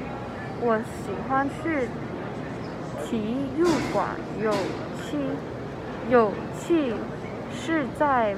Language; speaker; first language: Chinese; non-native, learner; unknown